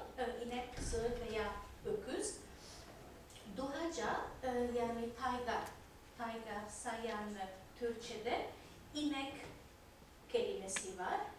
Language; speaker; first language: Turkish; non-native, fluent; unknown